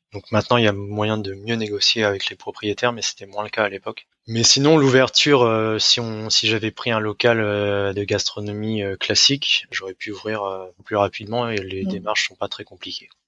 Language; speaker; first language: French; native; French